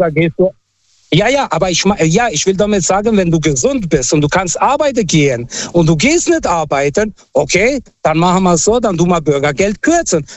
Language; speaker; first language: German; non-native, fluent; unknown